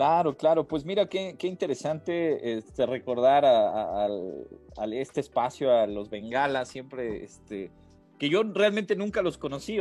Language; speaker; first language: Spanish; native; Spanish